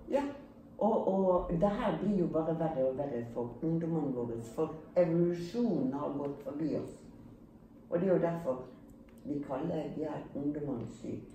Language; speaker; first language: Norwegian; native; Norwegian